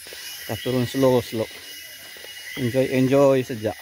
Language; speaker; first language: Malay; non-native, local second language; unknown